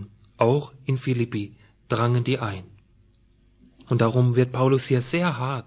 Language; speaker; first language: German; native; German